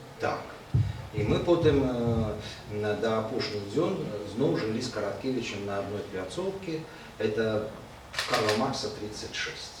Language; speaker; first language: Belarusian; native; Belarusian